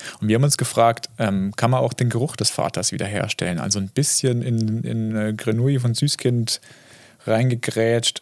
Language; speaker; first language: German; native; German